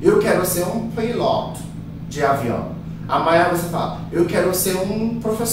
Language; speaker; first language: Portuguese; non-native, fluent; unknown